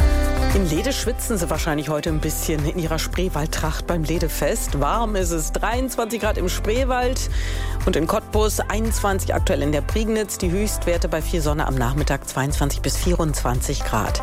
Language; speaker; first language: German; native; German